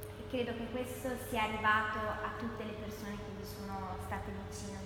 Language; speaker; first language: Italian; native; Italian